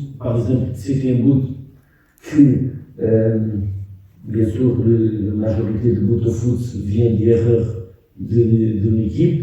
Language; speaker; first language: French; non-native, fluent; Portuguese